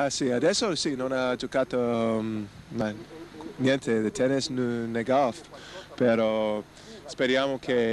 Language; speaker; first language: Italian; non-native, learner; English